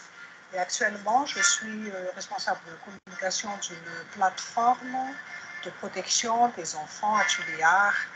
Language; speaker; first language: French; non-native, local second language; Malagasy